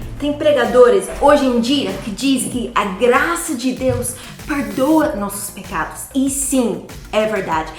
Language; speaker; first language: Portuguese; non-native, fluent; English